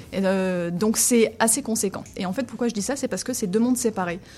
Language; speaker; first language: French; native; French